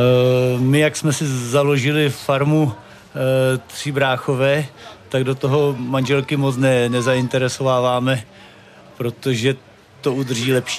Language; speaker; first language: Czech; native; Czech